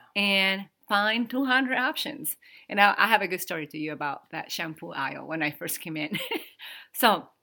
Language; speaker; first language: English; non-native, fluent; Spanish